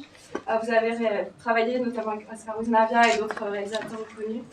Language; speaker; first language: French; native; French